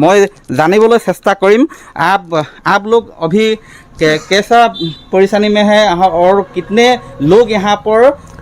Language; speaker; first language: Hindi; non-native, local second language; Assamese